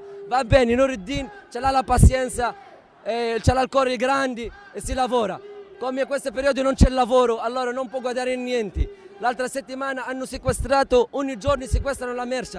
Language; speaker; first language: Italian; non-native, learner; Arabic